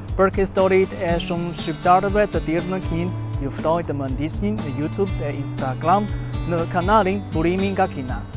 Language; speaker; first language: Albanian; non-native, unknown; Chinese